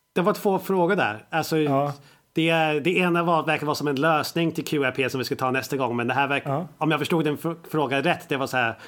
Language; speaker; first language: Swedish; non-native, fluent; English